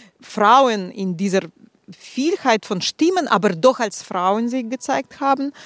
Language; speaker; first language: German; non-native, fluent; Russian